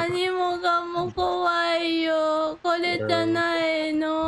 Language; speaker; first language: Japanese; non-native, learner; Thai